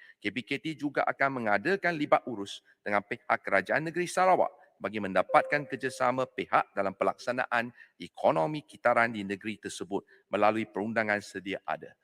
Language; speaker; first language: Malay; non-native, local second language; Chinese